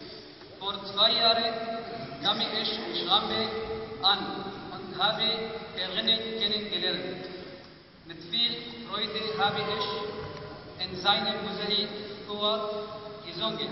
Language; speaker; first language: German; non-native, learner; Arabic